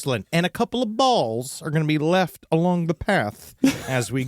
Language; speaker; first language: English; native; English